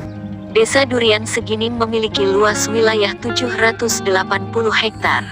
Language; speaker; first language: Indonesian; native; Indonesian